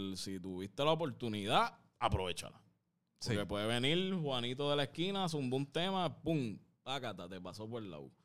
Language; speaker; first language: Spanish; native; Spanish